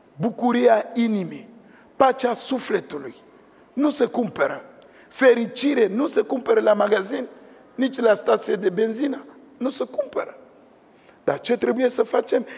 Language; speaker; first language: Romanian; non-native, fluent; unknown